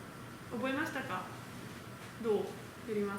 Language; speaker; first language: Japanese; non-native, learner; French